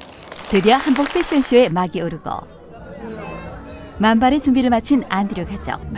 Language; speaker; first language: Korean; native; Korean